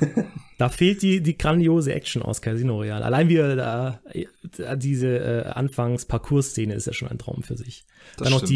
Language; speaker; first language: German; native; German